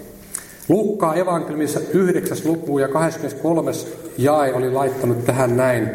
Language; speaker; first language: Finnish; native; Finnish